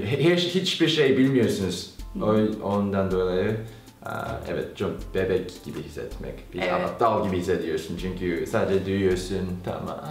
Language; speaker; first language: Turkish; non-native, learner; Korean